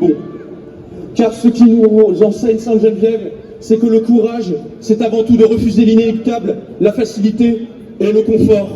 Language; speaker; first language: French; native; French